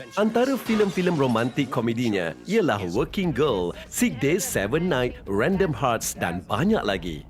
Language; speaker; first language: Malay; native; Malay